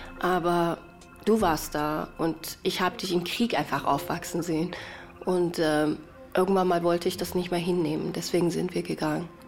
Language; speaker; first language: German; early bilingual, other home language; Persian